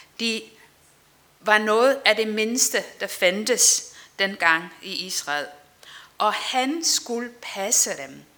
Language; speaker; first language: Danish; non-native, fluent; Dutch